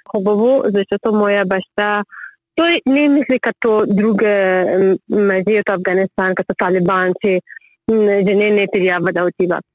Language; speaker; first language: Bulgarian; non-native, learner; Persian